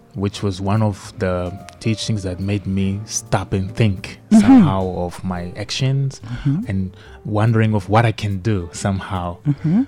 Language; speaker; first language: English; non-native, fluent; Portuguese